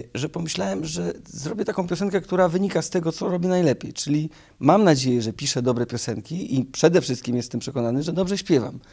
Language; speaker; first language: Polish; native; Polish